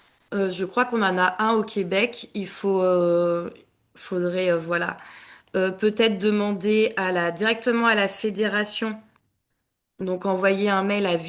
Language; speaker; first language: French; native; French